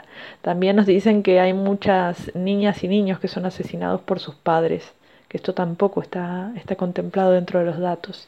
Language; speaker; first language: Spanish; native; Spanish